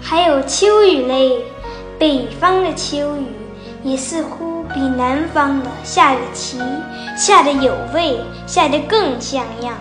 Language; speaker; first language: Chinese; early bilingual, heritage; Chinese